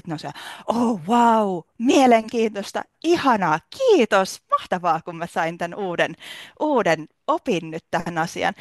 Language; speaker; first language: Finnish; native; Finnish